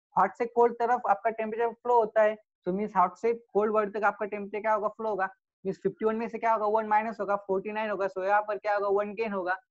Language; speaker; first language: Hindi; native; Hindi